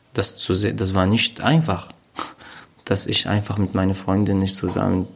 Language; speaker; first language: German; non-native, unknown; Arabic